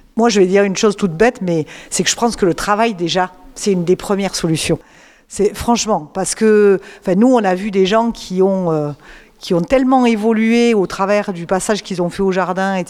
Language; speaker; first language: French; native; French